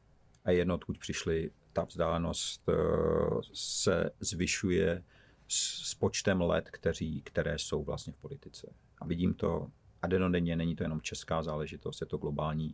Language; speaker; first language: Czech; native; Czech